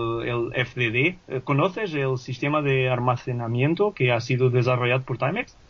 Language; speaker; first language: Spanish; non-native, fluent; Portuguese